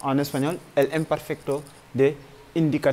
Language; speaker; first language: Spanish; non-native, learner; French